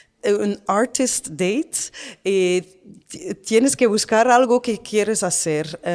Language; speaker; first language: Spanish; non-native, learner; Dutch